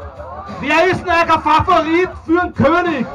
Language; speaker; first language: German; native; German